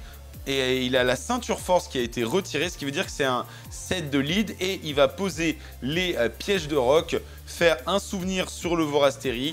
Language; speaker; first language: French; native; French